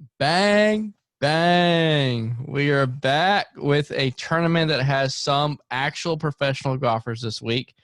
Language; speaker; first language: English; native; English